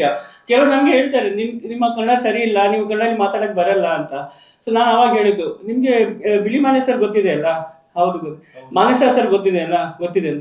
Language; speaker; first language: Kannada; non-native, local second language; Urdu